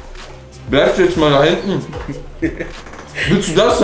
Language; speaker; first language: German; native; German